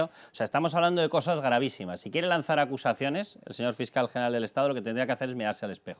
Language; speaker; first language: Spanish; native; Spanish